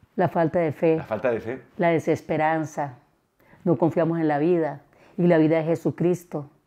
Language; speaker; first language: Spanish; native; Spanish